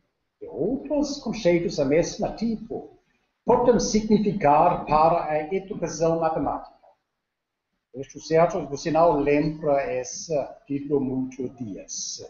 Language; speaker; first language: Portuguese; non-native, learner; Danish